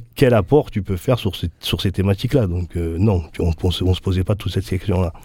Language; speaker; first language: French; native; French